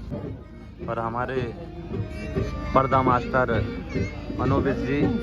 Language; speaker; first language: Hindi; native; Hindi